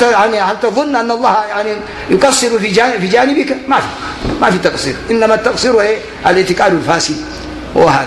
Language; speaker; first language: Arabic; non-native, fluent; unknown